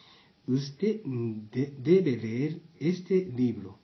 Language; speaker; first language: Spanish; non-native, fluent; Japanese